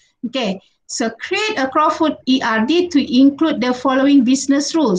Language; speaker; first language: English; non-native, local second language; Malay